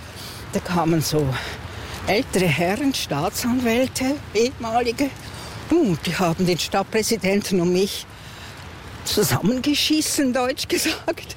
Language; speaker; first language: German; native; German